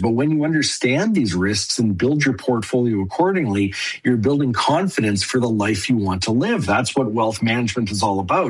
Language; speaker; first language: English; native; English